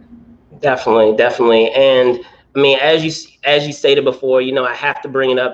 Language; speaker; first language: English; native; English